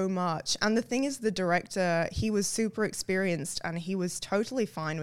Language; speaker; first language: English; native; English